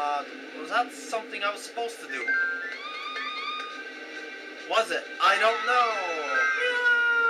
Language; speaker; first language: English; native; English